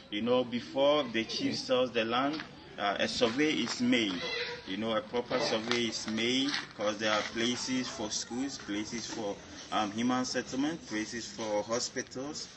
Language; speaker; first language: English; non-native, local second language; Akan